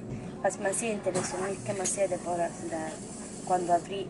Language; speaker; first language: Swedish; non-native, local second language; Spanish